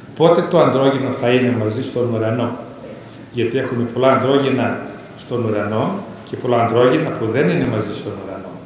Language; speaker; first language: Greek; native; Greek